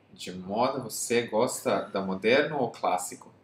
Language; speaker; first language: Portuguese; non-native, learner; Serbian